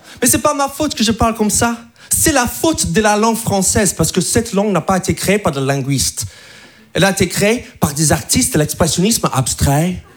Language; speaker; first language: French; non-native, fluent; English